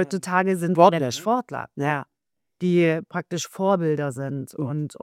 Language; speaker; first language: German; native; German